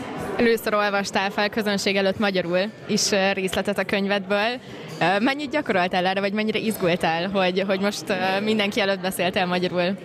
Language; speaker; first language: Hungarian; native; Hungarian